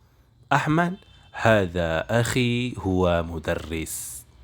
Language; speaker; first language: Arabic; non-native, fluent; Indonesian